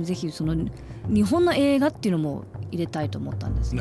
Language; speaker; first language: Japanese; non-native, fluent; English